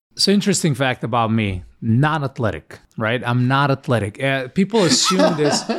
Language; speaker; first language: English; non-native, fluent; Macedonian